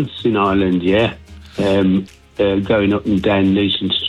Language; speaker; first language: English; native; English